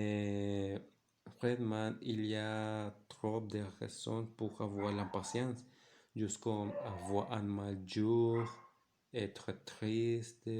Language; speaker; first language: French; non-native, learner; Spanish